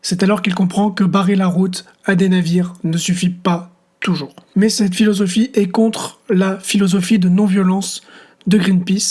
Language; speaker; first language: French; native; French